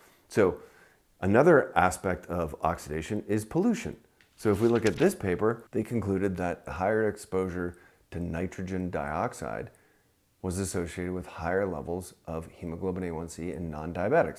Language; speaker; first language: English; native; English